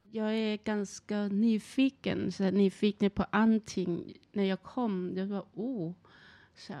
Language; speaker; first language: Swedish; non-native, learner; Thai